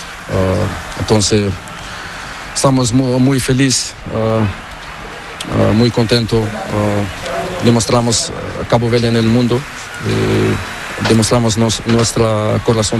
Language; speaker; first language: Spanish; non-native, learner; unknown